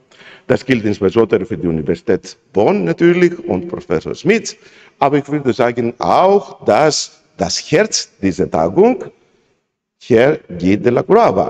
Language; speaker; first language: German; non-native, fluent; Greek